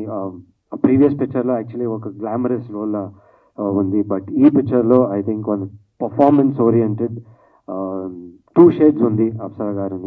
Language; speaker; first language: Telugu; non-native, learner; Kannada